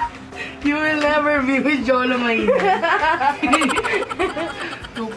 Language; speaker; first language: English; non-native, local second language; Filipino